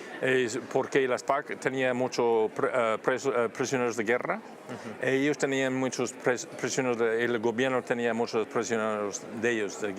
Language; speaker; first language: Spanish; non-native, fluent; English